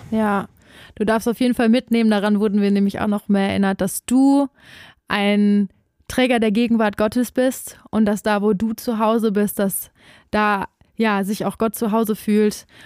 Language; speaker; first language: German; native; German